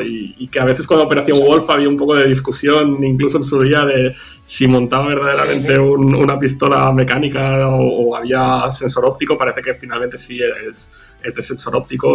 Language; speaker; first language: Spanish; native; Spanish